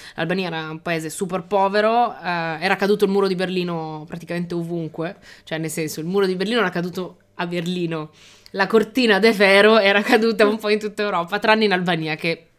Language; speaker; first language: Italian; early bilingual, other home language; Albanian